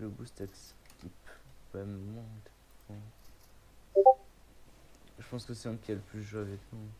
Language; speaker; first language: French; native; French